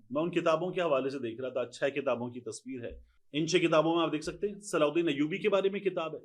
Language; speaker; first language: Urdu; native; Urdu